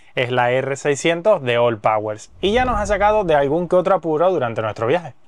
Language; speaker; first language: Spanish; native; Spanish